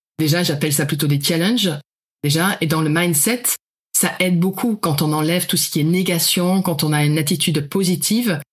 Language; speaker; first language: French; non-native, fluent; Dutch